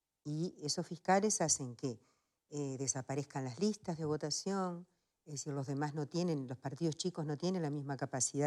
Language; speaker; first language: Spanish; native; Spanish